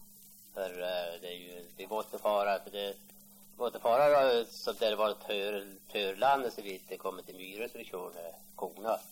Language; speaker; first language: Swedish; native; Swedish